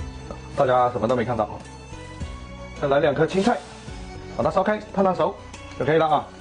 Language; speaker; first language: Chinese; native; Chinese